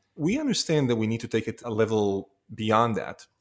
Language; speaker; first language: English; non-native, fluent; Hebrew